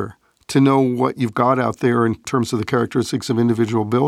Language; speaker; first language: English; native; English